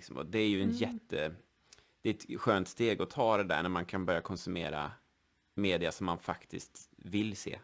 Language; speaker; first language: Swedish; native; Swedish